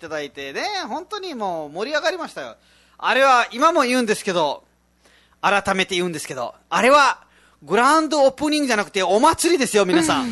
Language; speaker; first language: Japanese; non-native, fluent; Nepali